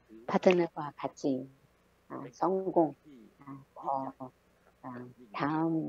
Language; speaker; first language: Korean; non-native, learner; Thai